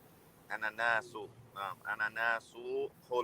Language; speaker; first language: Arabic; non-native, learner; English